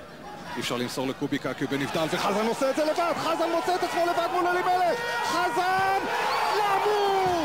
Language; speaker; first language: Hebrew; native; Hebrew